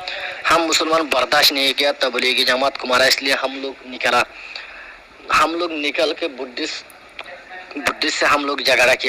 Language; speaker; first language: Hindi; non-native, learner; Rohingya